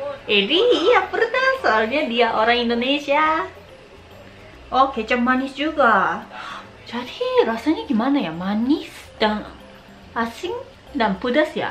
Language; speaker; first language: Indonesian; non-native, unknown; Japanese